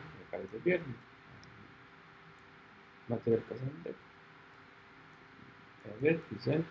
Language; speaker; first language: Turkish; non-native, fluent; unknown